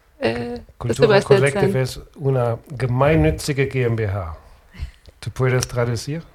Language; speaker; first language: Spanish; non-native, learner; German